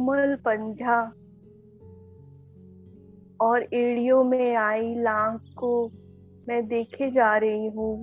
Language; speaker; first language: Hindi; native; Hindi